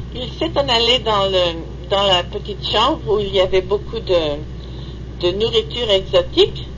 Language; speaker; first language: French; native; French